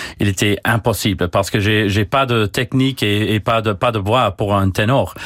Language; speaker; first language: French; non-native, learner; English